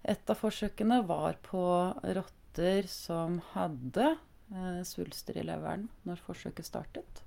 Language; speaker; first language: Norwegian; native; Norwegian